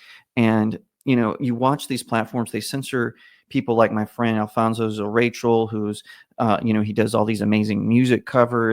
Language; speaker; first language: English; native; English